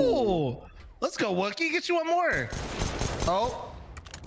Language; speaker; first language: English; native; English